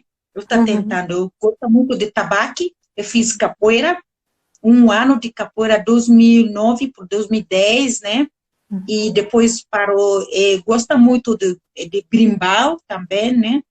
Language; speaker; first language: Portuguese; non-native, learner; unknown